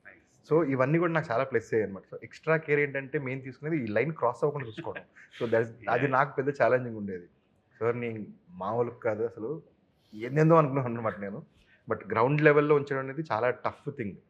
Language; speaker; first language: Telugu; native; Telugu